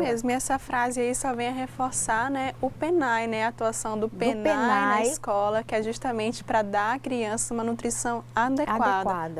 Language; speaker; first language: Portuguese; native; Portuguese